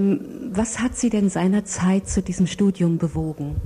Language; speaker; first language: German; native; German